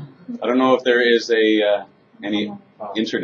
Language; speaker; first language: English; native; English